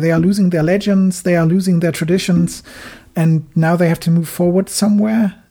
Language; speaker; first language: English; non-native, fluent; German